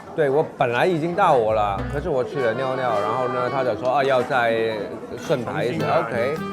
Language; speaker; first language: Chinese; non-native, local second language; Cantonese